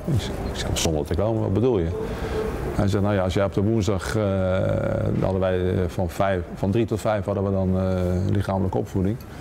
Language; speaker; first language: Dutch; native; Dutch